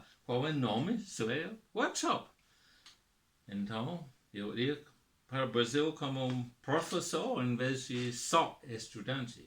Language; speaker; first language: Portuguese; non-native, learner; English